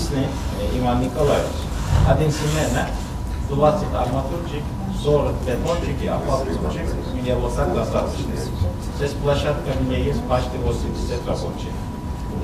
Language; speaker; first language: Russian; non-native, learner; Turkish